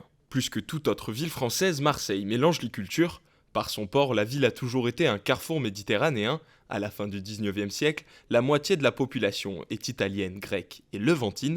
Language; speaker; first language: French; native; French